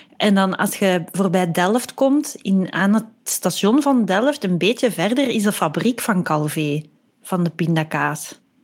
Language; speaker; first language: Dutch; native; Dutch